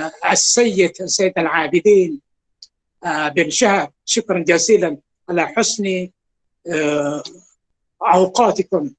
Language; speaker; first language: Arabic; non-native, fluent; Indonesian